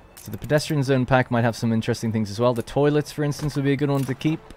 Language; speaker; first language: English; native; English